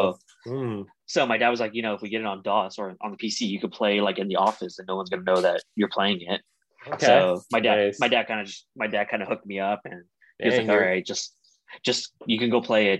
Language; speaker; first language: English; native; English